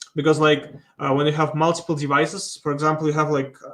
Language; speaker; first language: English; non-native, fluent; Russian